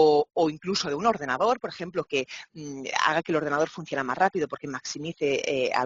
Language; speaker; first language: Spanish; native; Spanish